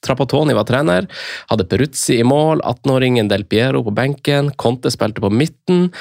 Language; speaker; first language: Norwegian; native; Norwegian